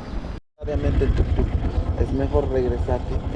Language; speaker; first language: Spanish; native; Spanish